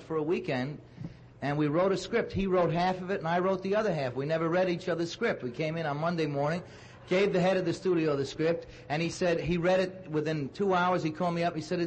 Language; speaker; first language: English; native; English